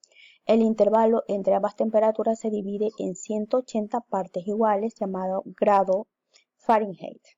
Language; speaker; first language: Spanish; native; Spanish